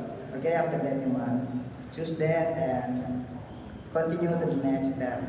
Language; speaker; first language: English; non-native, learner; Indonesian